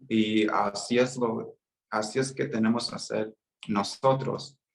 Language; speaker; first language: Spanish; early bilingual, heritage; Spanish